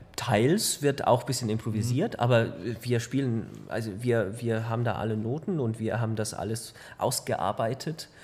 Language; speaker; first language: German; early bilingual, heritage; German